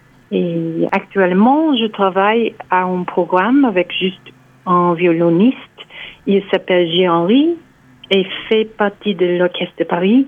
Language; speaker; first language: French; non-native, fluent; English